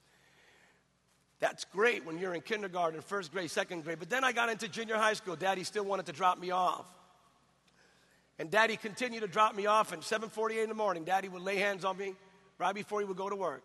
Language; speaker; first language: English; native; English